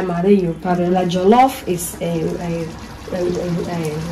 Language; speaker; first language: Spanish; non-native, learner; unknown